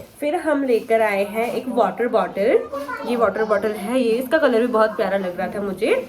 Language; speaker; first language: Hindi; non-native, local second language; Bangla